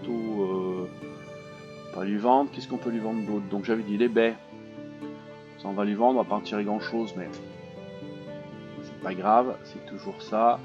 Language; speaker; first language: French; native; French